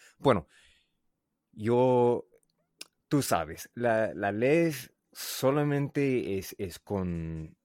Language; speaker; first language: Spanish; non-native, learner; English